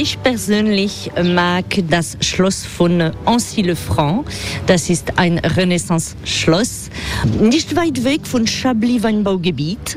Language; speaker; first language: German; non-native, fluent; French